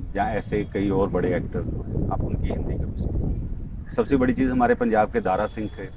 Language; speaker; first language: Hindi; non-native, local second language; Punjabi